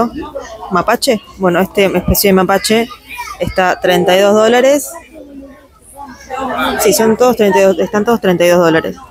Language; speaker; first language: Spanish; native; Spanish